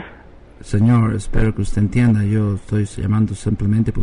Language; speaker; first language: Spanish; non-native, learner; French